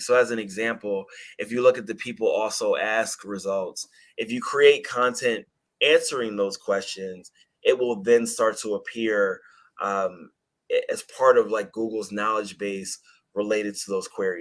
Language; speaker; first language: English; native; English